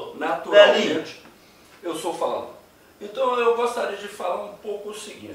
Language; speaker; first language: Portuguese; native; Portuguese